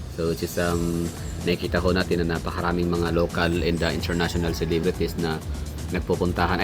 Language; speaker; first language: Filipino; native; Filipino